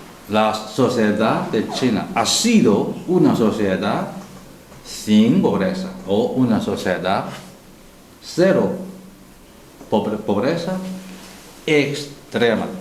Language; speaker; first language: Spanish; non-native, learner; Chinese